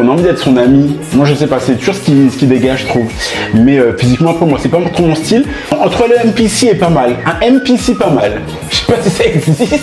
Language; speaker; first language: French; native; French